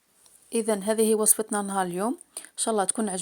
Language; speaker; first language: Arabic; native; Arabic